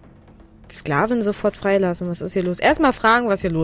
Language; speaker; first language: German; native; German